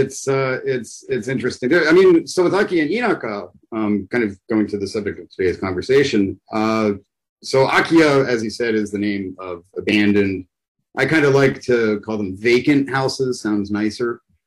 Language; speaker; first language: English; native; English